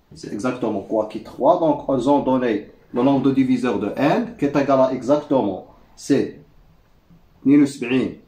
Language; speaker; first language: French; non-native, local second language; Arabic